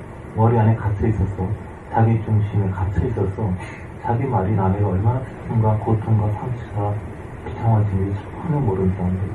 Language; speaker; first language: Korean; native; Korean